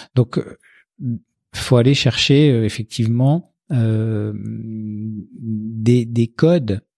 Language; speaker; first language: French; native; French